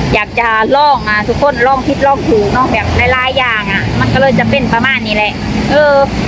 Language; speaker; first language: Thai; native; Thai